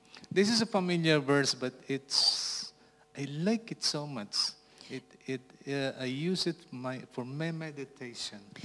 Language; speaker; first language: English; non-native, local second language; Filipino